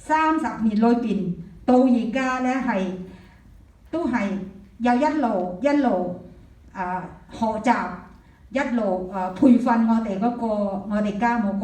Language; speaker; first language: Cantonese; non-native, fluent; Thai